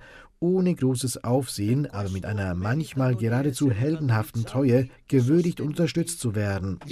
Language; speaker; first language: German; native; German